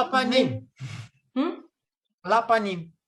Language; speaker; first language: Hebrew; non-native, learner; Russian